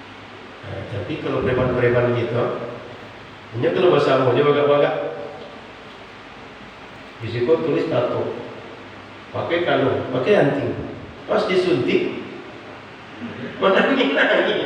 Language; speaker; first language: Indonesian; non-native, local second language; Malay